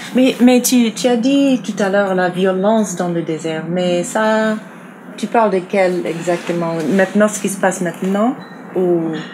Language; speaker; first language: French; non-native, fluent; English